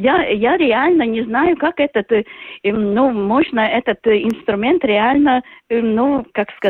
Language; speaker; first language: Russian; non-native, local second language; Latvian